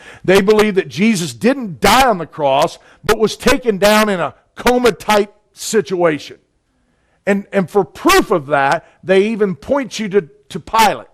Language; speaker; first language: English; native; English